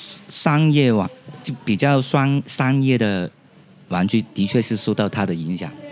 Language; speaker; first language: Chinese; non-native, local second language; Cantonese